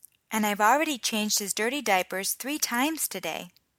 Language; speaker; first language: English; native; English